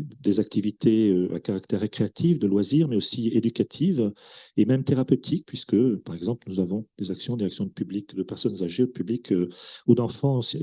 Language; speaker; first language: French; native; French